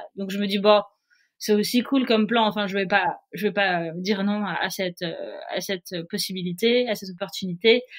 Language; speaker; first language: French; native; French